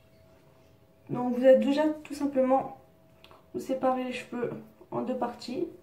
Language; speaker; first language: French; native; French